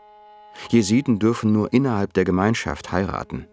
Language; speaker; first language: German; native; German